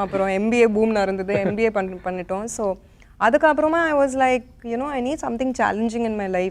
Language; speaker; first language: Tamil; non-native, local second language; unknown